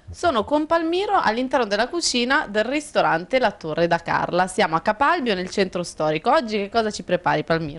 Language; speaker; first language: Italian; native; Italian